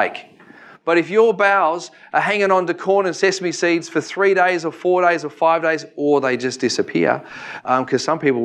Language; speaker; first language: English; native; English